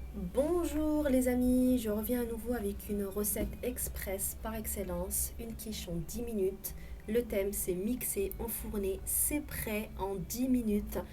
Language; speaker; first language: French; non-native, local second language; Arabic